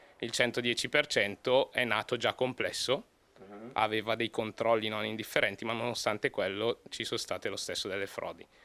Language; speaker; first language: Italian; native; Italian